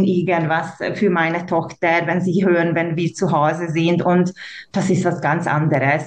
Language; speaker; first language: German; non-native, local second language; Hungarian